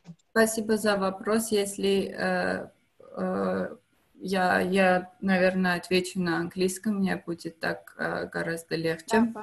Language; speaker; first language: Russian; non-native, fluent; Armenian